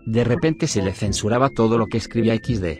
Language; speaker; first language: Spanish; native; Spanish